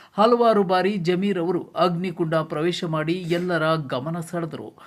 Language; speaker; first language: Kannada; native; Kannada